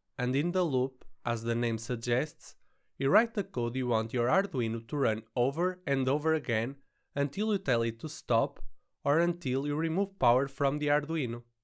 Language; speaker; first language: English; non-native, fluent; Portuguese